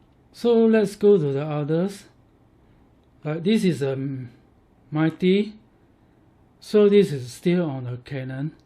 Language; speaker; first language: English; non-native, learner; Chinese